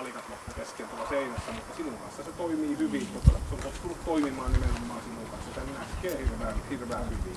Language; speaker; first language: Finnish; native; Finnish